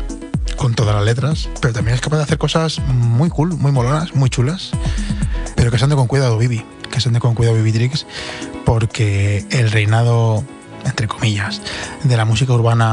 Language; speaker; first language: Spanish; native; Spanish